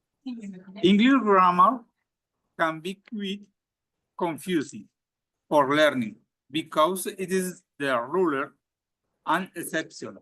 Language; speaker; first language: English; non-native, learner; Spanish